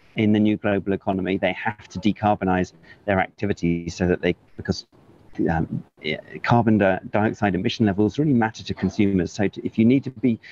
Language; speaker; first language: English; native; English